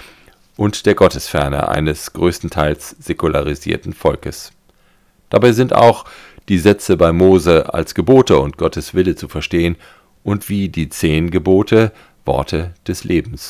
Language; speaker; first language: German; native; German